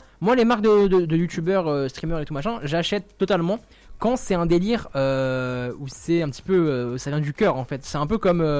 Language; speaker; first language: French; native; French